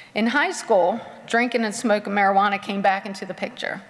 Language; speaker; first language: English; native; English